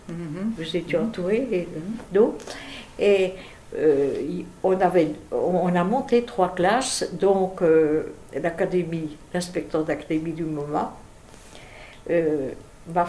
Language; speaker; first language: French; native; French